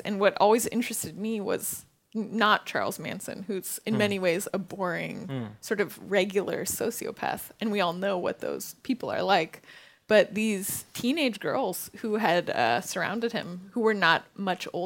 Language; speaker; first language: English; native; English